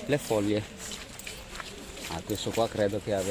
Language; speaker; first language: Italian; non-native, fluent; Filipino